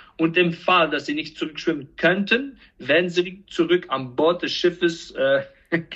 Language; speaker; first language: German; non-native, fluent; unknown